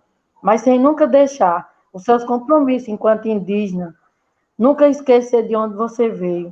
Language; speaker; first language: Portuguese; native; Portuguese